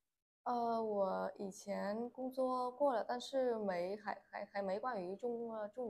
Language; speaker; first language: Chinese; non-native, learner; Vietnamese